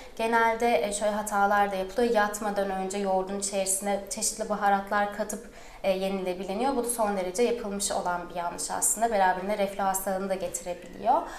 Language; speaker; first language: Turkish; early bilingual, heritage; Turkish